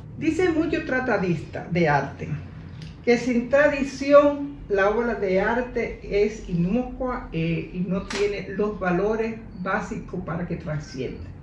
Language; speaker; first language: Spanish; native; Spanish